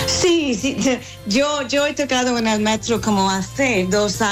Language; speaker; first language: Spanish; non-native, fluent; English